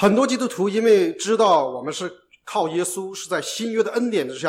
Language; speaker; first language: Chinese; native; Chinese